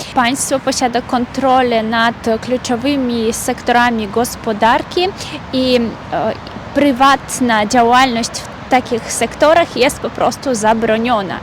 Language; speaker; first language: Polish; non-native, fluent; Russian